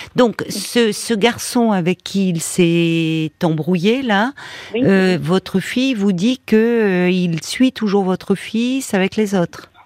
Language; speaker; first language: French; native; French